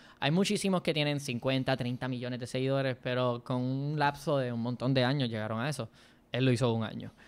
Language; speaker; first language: Spanish; native; Spanish